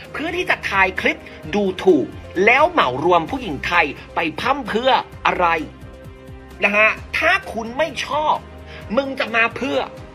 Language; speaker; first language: Thai; non-native, fluent; English